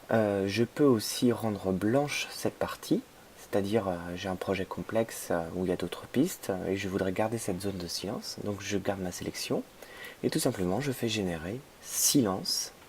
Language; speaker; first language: French; native; French